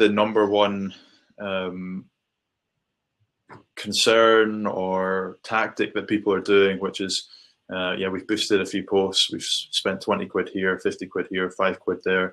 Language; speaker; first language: English; native; English